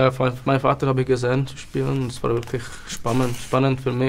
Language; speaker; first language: German; non-native, learner; Czech